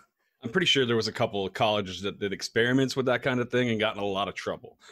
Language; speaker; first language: English; native; English